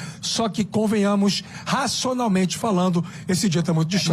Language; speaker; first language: Portuguese; native; Portuguese